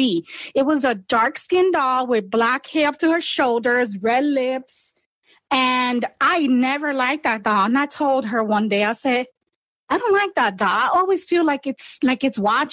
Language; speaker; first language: English; native; English